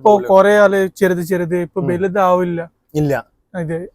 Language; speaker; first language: Malayalam; non-native, learner; Bangla